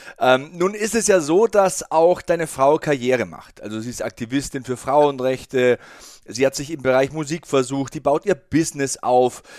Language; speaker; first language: German; native; German